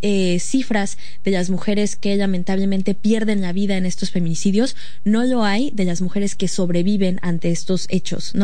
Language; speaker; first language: Spanish; native; Spanish